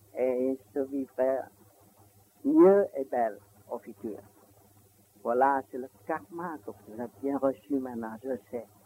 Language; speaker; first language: French; non-native, learner; Vietnamese